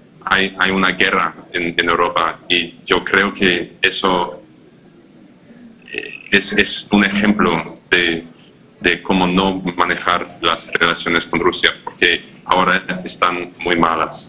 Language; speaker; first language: Spanish; non-native, fluent; English